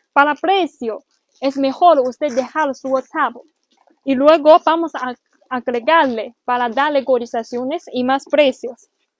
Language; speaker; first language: Spanish; non-native, learner; Chinese